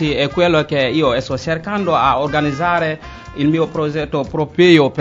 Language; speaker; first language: Italian; non-native, learner; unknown